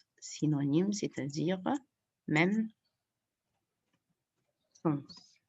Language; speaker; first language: French; non-native, fluent; Arabic